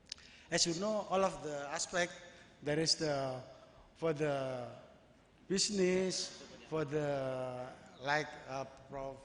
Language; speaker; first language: English; non-native, learner; Indonesian